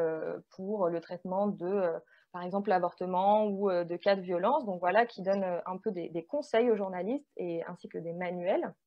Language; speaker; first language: French; native; French